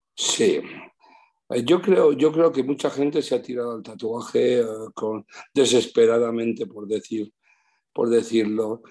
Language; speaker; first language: Spanish; early bilingual, heritage; Spanish